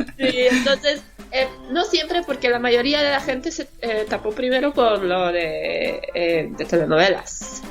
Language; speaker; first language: Spanish; non-native, fluent; Polish